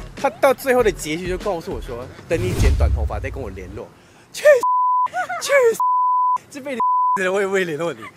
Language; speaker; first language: Chinese; early bilingual, other home language; Filipino